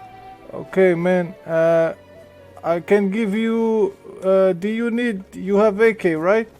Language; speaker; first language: English; non-native, learner; French